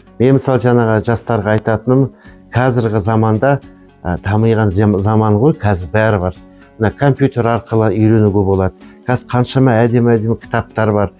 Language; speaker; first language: Kazakh; non-native, local second language; Chechen